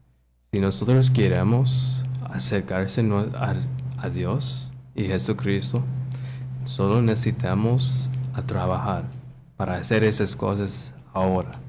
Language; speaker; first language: Spanish; non-native, learner; English